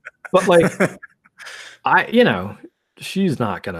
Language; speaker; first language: English; early bilingual, other home language; Spanish